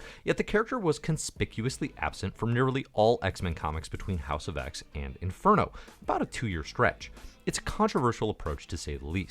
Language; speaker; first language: English; native; English